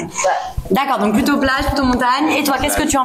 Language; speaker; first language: French; native; French